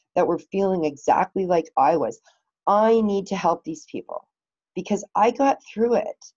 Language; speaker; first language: English; native; English